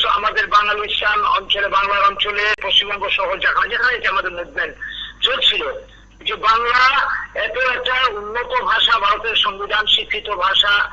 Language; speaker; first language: Bangla; native; Bangla